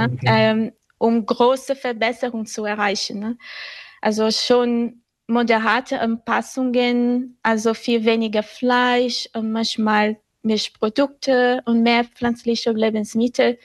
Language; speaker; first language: German; non-native, fluent; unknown